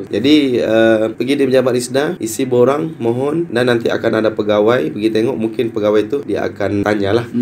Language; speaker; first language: Malay; native; Malay